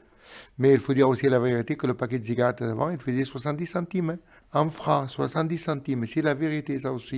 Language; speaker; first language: French; non-native, local second language; Arabic